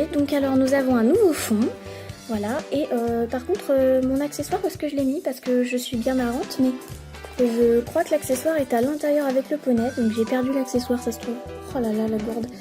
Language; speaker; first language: French; native; French